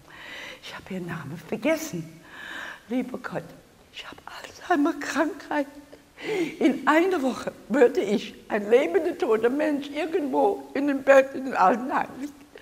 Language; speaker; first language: German; non-native, learner; English